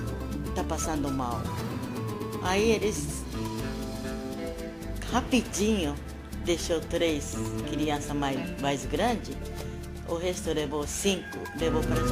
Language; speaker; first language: Portuguese; non-native, learner; Japanese